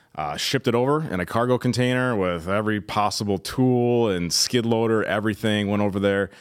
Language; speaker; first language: English; native; English